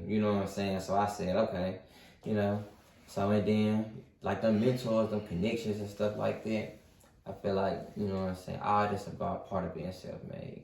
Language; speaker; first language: English; native; English